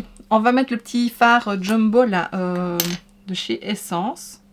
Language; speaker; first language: French; native; French